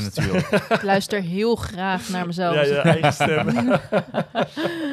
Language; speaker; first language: Dutch; native; Dutch